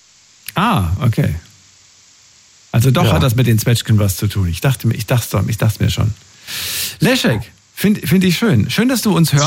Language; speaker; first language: German; native; German